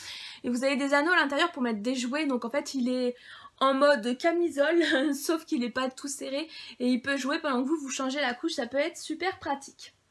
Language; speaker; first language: French; native; French